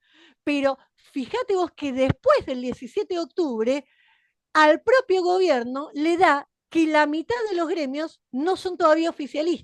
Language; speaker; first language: Spanish; native; Spanish